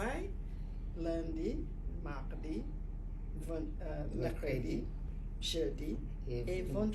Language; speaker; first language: French; non-native, fluent; Igbo